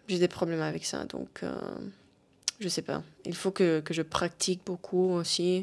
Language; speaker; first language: French; non-native, fluent; Spanish